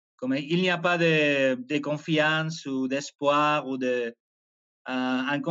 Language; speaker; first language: French; non-native, fluent; Spanish